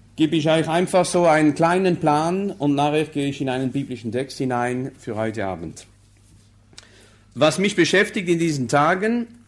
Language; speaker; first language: German; non-native, local second language; Swiss German